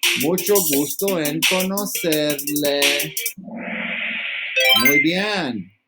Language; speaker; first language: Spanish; non-native, learner; English